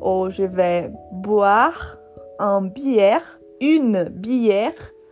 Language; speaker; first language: French; non-native, fluent; Portuguese